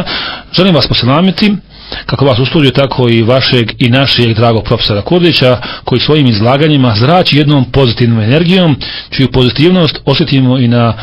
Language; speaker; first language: Serbian; native; Serbian